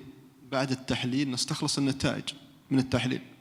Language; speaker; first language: Arabic; native; Arabic